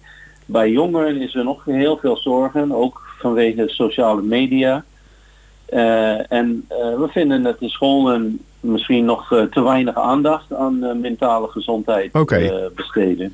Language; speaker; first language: Dutch; non-native, fluent; English